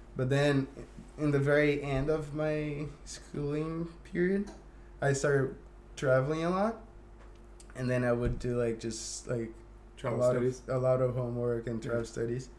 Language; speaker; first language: English; non-native, fluent; Portuguese